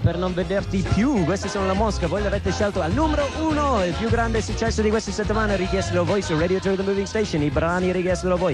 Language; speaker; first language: Italian; non-native, fluent; English